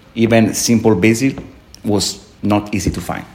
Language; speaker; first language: English; non-native, fluent; Italian